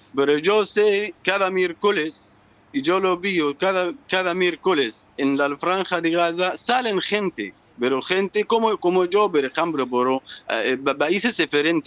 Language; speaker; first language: Spanish; non-native, learner; Arabic